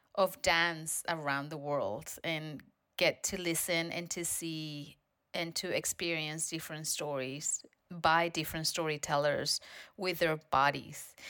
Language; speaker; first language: English; non-native, fluent; Spanish